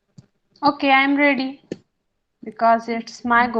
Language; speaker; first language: English; non-native, learner; Hindi